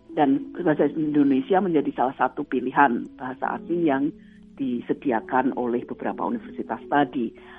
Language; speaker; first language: Indonesian; native; Indonesian